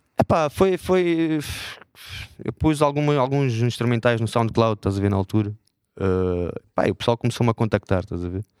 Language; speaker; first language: Portuguese; native; Portuguese